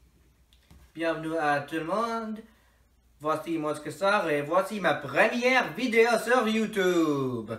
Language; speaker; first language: French; non-native, fluent; English